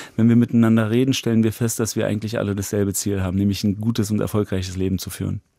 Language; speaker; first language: German; native; German